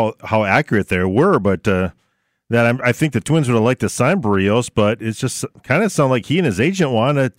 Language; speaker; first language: English; native; English